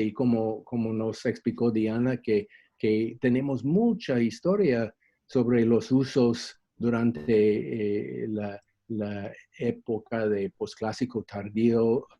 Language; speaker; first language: Spanish; non-native, fluent; English